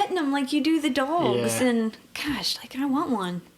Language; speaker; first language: English; native; English